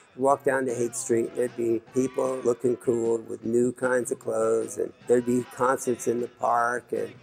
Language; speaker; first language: English; native; English